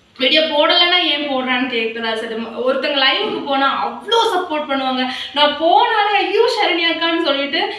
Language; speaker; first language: Tamil; non-native, local second language; Malayalam